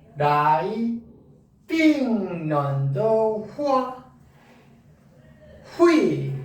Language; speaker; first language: Chinese; non-native, learner; Korean